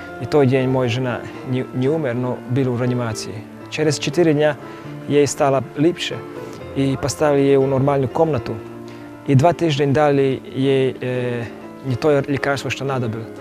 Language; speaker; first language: Russian; non-native, local second language; Romany